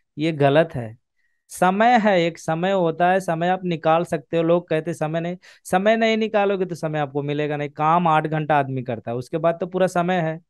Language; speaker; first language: Hindi; native; Hindi